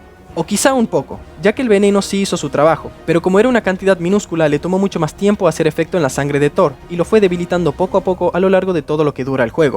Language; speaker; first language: Spanish; native; Spanish